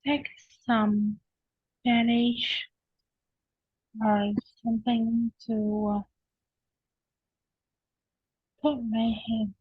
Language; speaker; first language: English; non-native, learner; Vietnamese